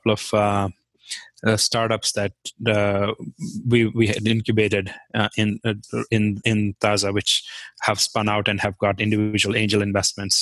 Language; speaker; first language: English; non-native, local second language; Kashmiri